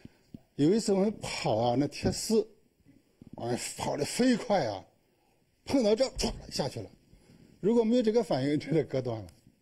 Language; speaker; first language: Chinese; native; Chinese